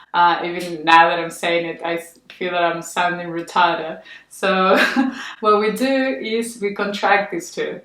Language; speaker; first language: English; non-native, fluent; Spanish